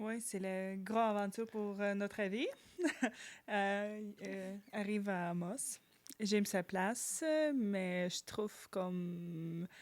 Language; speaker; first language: French; non-native, learner; Ukrainian